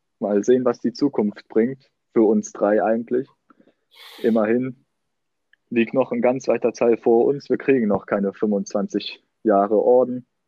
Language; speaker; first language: German; native; German